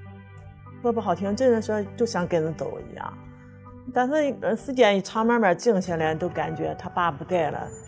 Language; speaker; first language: Chinese; native; Chinese